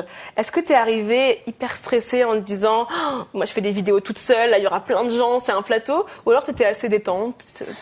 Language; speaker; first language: French; native; French